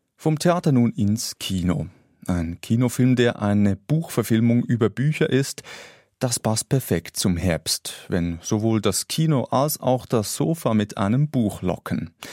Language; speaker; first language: German; native; German